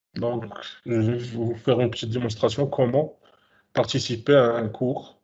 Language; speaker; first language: French; non-native, local second language; Arabic